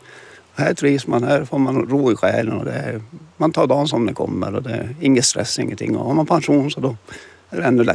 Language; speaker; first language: Swedish; non-native, local second language; Finnish